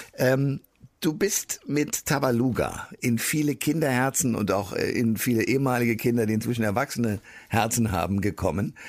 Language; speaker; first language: German; native; German